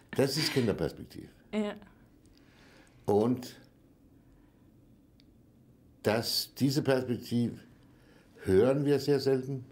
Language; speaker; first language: German; non-native, fluent; Danish